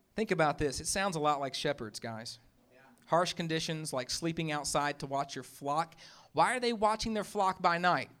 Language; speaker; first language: English; native; English